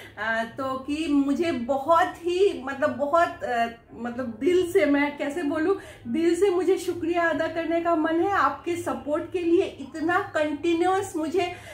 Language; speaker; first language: Hindi; non-native, local second language; Bangla